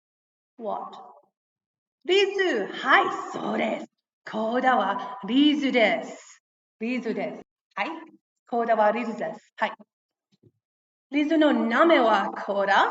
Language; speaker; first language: Japanese; non-native, learner; English